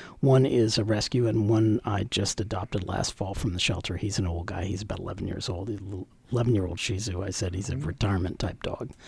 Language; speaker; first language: English; native; English